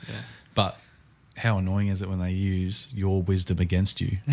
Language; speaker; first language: English; native; English